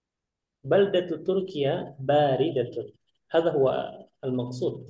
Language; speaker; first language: Arabic; non-native, fluent; Indonesian